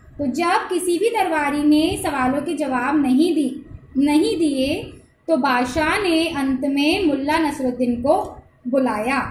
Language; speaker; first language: Hindi; native; Hindi